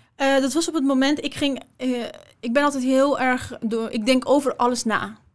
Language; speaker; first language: Dutch; early bilingual, other home language; Persian